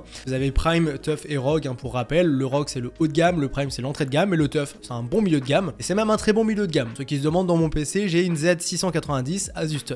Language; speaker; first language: French; native; French